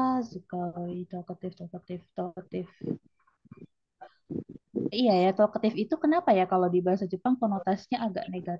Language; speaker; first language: Indonesian; native; Indonesian